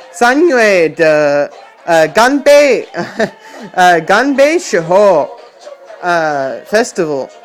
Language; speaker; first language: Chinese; non-native, learner; English